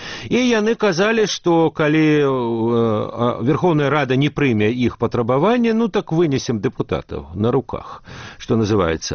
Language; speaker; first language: Belarusian; native; Belarusian